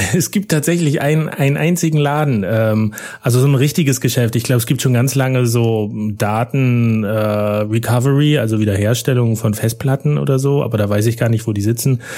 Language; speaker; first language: German; native; German